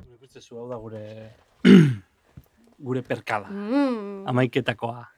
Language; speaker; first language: Basque; native; Basque